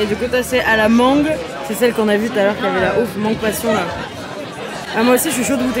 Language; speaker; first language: French; native; French